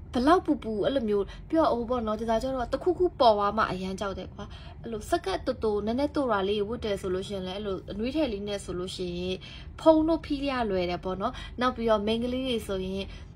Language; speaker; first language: Burmese; native; Burmese